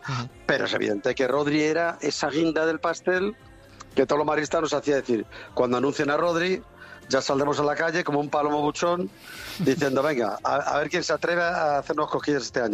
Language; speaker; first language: Spanish; native; Spanish